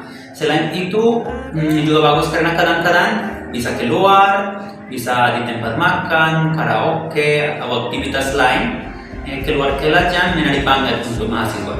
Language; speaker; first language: Indonesian; non-native, learner; Spanish